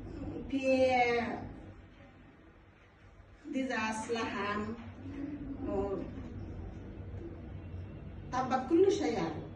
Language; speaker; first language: Arabic; non-native, learner; Bangla